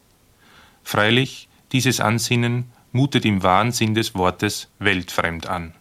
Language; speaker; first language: German; native; German